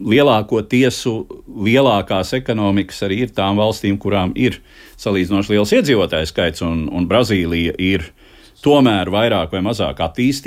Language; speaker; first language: Latvian; native; Latvian